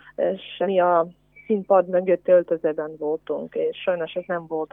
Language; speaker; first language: Hungarian; non-native, fluent; Ukrainian